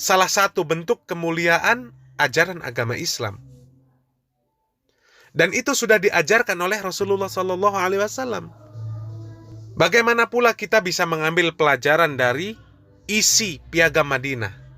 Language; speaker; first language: Indonesian; native; Indonesian